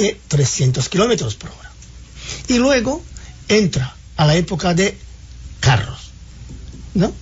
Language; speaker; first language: Spanish; non-native, fluent; Japanese